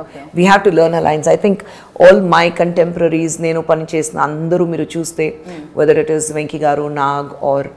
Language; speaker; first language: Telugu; non-native, fluent; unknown